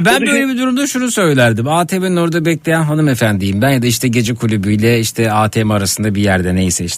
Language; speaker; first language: Turkish; native; Turkish